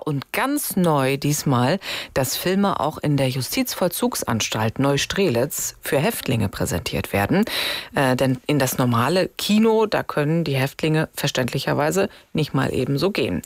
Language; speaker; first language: German; native; German